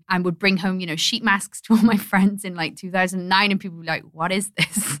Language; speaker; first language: English; native; English